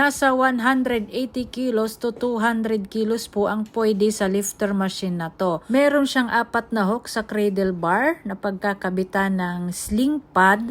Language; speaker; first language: Filipino; native; Filipino